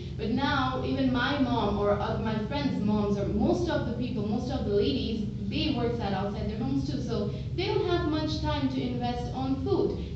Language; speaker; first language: English; non-native, local second language; Bangla